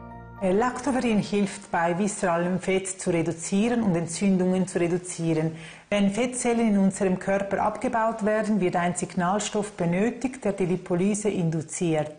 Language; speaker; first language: German; native; German